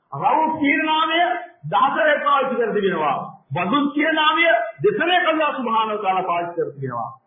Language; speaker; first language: Sinhala; non-native, local second language; Tamil